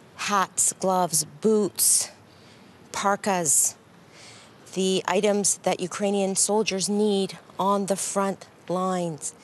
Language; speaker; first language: English; native; English